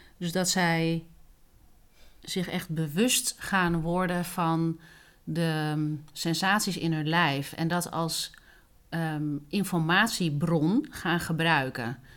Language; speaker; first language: Dutch; early bilingual, other home language; Spanish